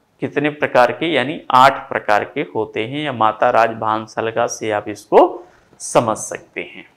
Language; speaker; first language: Hindi; native; Hindi